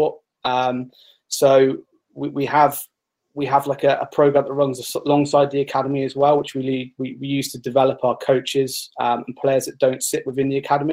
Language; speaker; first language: English; native; English